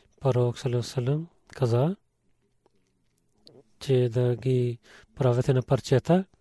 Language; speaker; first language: Bulgarian; non-native, learner; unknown